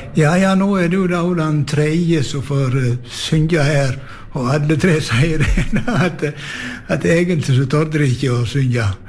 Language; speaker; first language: Norwegian; native; Norwegian